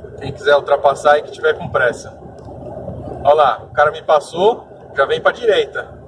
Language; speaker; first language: Portuguese; native; Portuguese